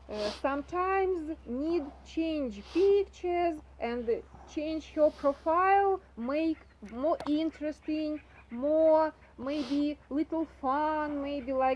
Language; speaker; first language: English; non-native, learner; Russian